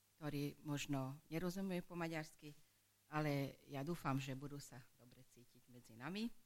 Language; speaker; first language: Slovak; non-native, local second language; Hungarian